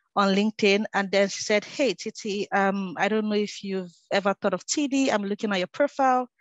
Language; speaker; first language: English; non-native, local second language; Yoruba